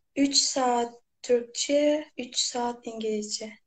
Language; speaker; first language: Turkish; non-native, learner; Kazakh